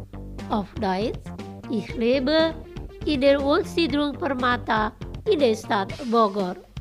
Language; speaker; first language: German; non-native, fluent; Indonesian